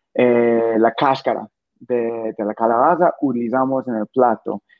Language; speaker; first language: Spanish; non-native, fluent; English